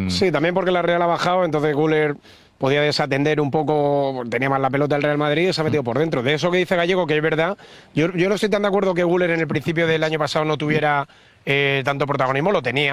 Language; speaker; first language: Spanish; native; Spanish